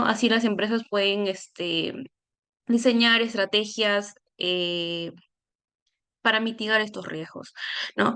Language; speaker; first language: Spanish; native; Spanish